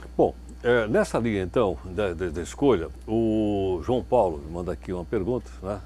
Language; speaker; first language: Portuguese; native; Portuguese